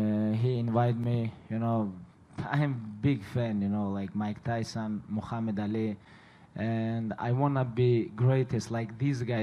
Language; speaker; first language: English; non-native, fluent; Russian